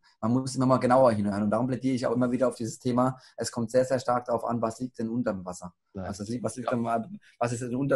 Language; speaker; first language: German; native; German